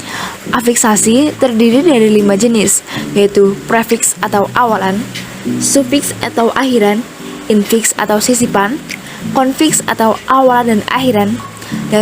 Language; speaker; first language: Indonesian; native; Indonesian